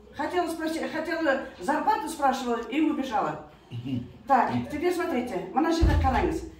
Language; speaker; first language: Russian; non-native, local second language; Kazakh